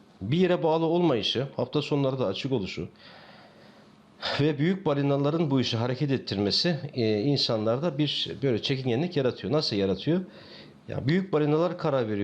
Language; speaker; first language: Turkish; native; Turkish